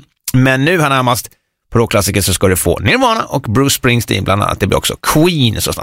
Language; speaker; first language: Swedish; native; Swedish